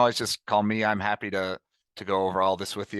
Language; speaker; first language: English; native; English